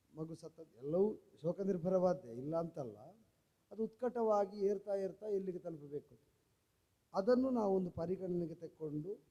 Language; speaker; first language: Kannada; native; Kannada